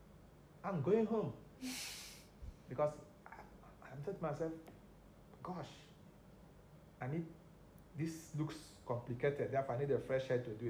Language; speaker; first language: English; non-native, local second language; Igbo